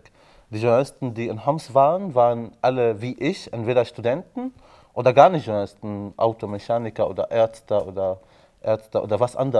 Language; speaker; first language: German; non-native, fluent; Arabic